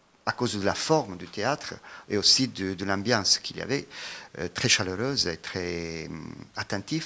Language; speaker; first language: French; non-native, fluent; Italian